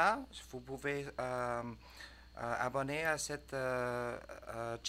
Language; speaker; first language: French; non-native, learner; English